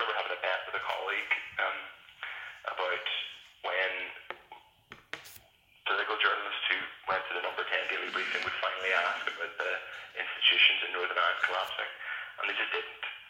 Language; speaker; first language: English; native; English